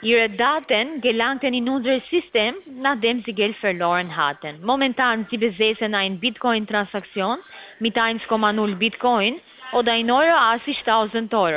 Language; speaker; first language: German; non-native, learner; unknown